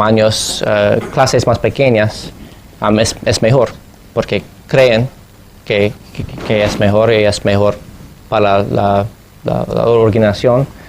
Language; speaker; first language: Spanish; non-native, fluent; English